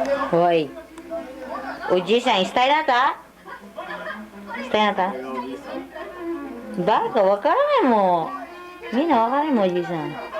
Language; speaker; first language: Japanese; non-native, learner; Filipino